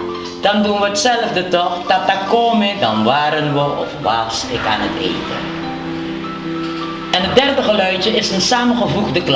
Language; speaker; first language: Dutch; non-native, local second language; Papiamento